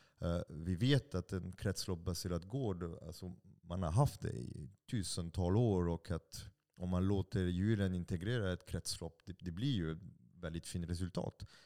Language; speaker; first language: Swedish; non-native, fluent; French